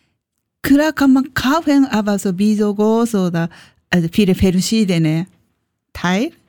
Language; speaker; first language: German; non-native, learner; Japanese